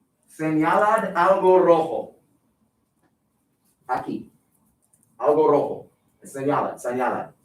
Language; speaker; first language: Spanish; non-native, fluent; English